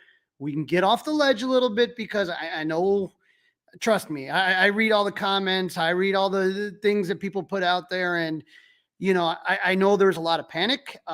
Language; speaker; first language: English; native; English